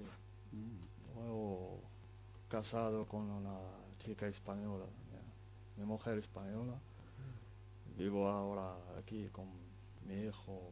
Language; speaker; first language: Spanish; non-native, learner; Arabic